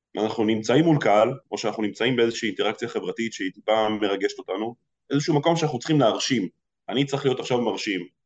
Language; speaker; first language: Hebrew; early bilingual, other home language; Russian